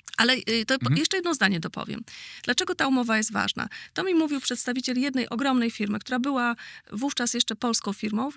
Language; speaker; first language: Polish; native; Polish